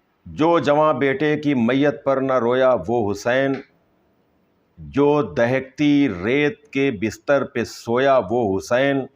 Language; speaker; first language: Urdu; native; Urdu